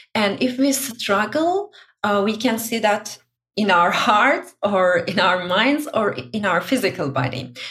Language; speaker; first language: English; non-native, fluent; Turkish